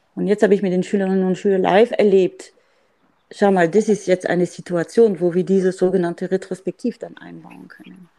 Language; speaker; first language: German; non-native, fluent; French